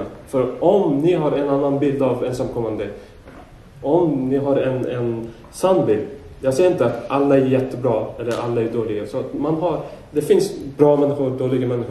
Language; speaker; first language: Swedish; non-native, fluent; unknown